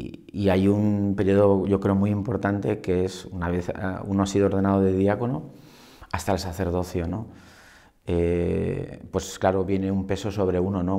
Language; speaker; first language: Spanish; native; Spanish